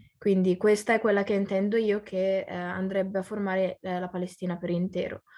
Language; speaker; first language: Italian; early bilingual, other home language; Arabic